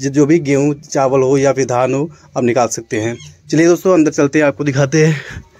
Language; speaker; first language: Hindi; native; Hindi